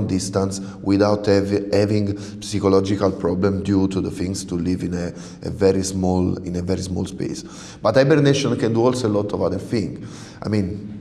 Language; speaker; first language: English; non-native, fluent; Italian